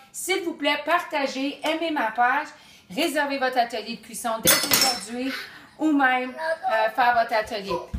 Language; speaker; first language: French; native; French